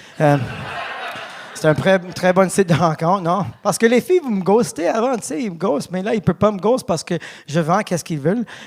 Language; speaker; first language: French; non-native, local second language; English